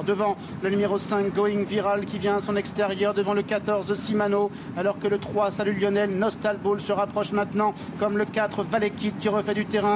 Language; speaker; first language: French; native; French